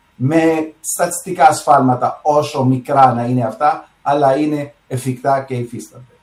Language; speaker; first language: Greek; early bilingual, heritage; Greek